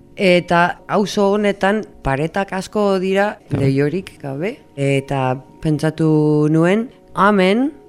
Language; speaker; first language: Basque; non-native, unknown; English